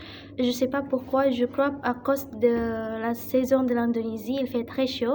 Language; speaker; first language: French; non-native, learner; Indonesian